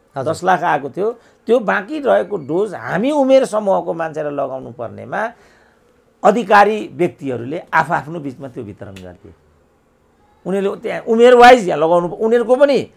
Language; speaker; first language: Nepali; native; Nepali